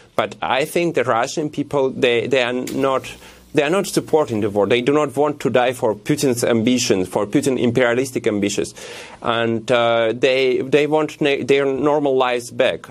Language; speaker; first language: English; non-native, fluent; Russian